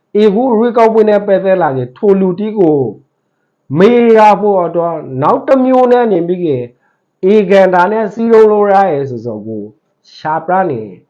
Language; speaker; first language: Burmese; native; Burmese